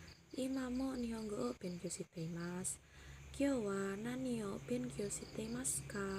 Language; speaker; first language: Japanese; non-native, learner; Indonesian